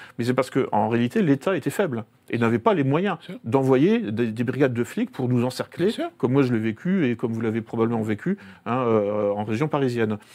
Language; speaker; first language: French; native; French